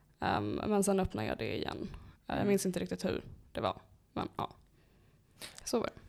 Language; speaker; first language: Swedish; native; Swedish